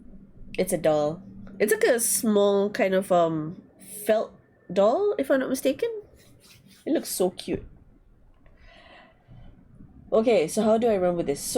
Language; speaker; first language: English; non-native, learner; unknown